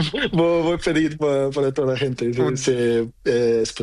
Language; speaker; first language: Spanish; non-native, learner; Portuguese